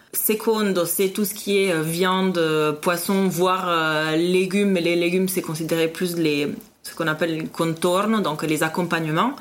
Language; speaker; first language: French; non-native, fluent; Italian